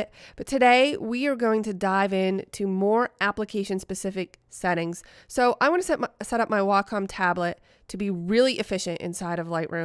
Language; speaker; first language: English; native; English